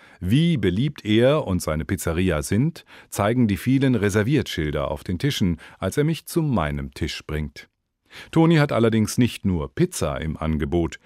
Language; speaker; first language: German; native; German